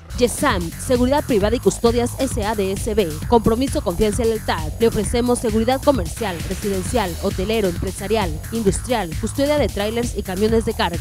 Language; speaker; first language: Spanish; native; Spanish